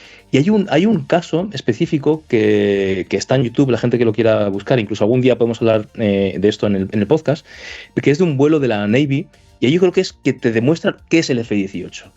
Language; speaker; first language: Spanish; native; Spanish